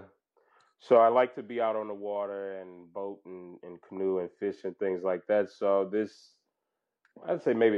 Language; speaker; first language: English; native; English